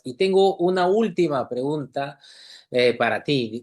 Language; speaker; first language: Spanish; native; Spanish